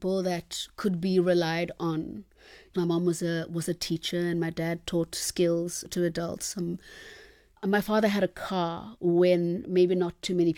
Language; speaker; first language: English; non-native, local second language; Xhosa